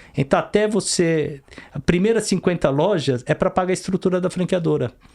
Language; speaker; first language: Portuguese; early bilingual, other home language; Korean